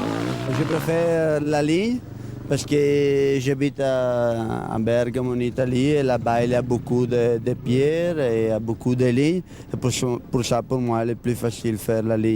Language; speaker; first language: French; non-native, learner; Italian